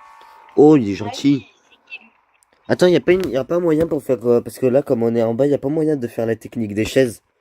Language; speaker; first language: French; native; French